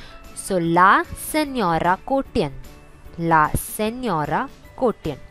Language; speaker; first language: Spanish; non-native, fluent; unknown